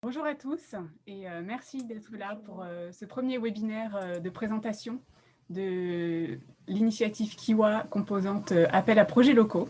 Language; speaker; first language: French; native; French